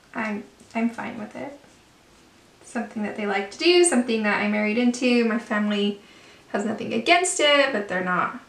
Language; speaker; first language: English; native; English